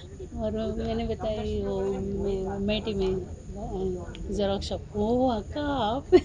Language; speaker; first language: Hindi; non-native, local second language; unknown